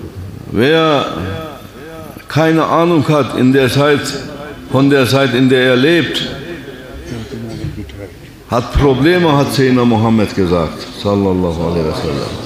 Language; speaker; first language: German; non-native, fluent; Turkish